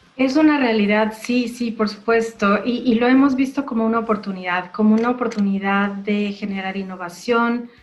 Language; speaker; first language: Spanish; native; Spanish